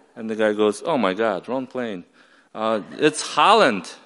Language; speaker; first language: English; non-native, fluent; Ukrainian